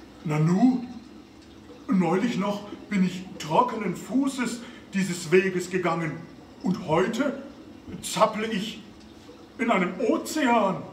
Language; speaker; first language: German; native; German